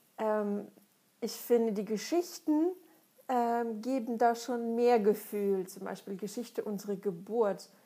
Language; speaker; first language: German; non-native, fluent; Russian